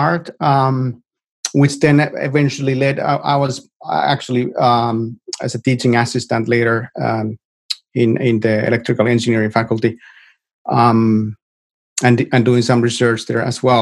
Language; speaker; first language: English; non-native, fluent; Finnish